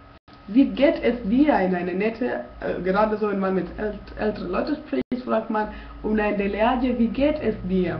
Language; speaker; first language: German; non-native, fluent; Swahili